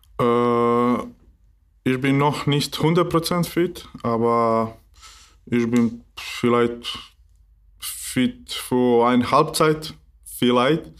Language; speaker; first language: German; non-native, learner; Bosnian